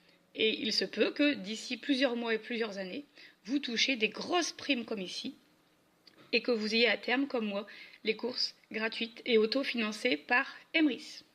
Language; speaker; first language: French; native; French